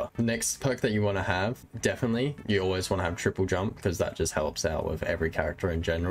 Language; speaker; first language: English; native; English